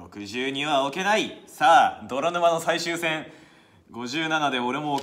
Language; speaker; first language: Japanese; native; Japanese